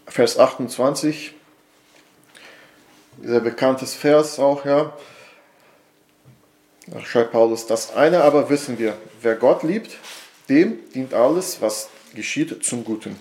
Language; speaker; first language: German; non-native, fluent; Portuguese